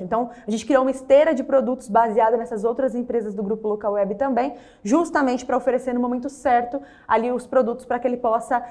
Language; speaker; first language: Portuguese; native; Portuguese